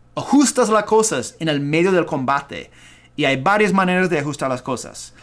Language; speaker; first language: Spanish; non-native, fluent; English